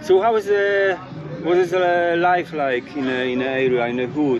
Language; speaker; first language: English; non-native, learner; Polish